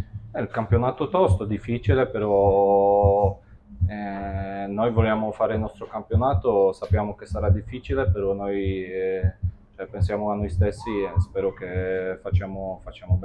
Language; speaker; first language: Italian; non-native, fluent; Polish